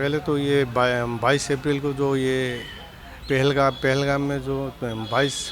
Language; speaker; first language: Hindi; non-native, local second language; Assamese